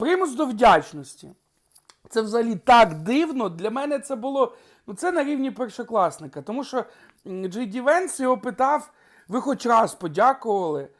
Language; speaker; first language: Ukrainian; native; Ukrainian